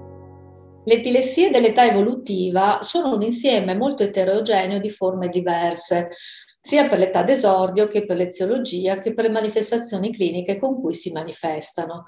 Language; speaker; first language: Italian; native; Italian